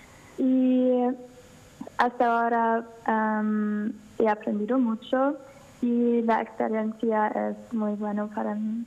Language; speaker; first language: Spanish; non-native, learner; German